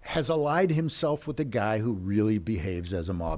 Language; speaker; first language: English; native; English